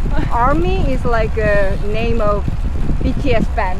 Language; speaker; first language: English; non-native, fluent; Korean